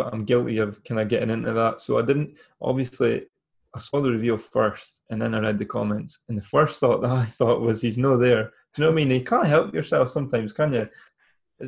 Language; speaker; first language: English; native; English